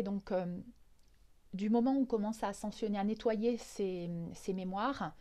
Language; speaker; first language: French; native; French